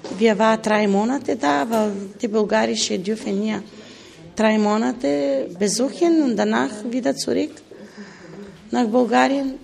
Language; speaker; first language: German; non-native, learner; Bulgarian